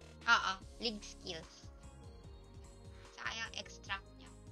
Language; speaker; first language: English; non-native, local second language; Filipino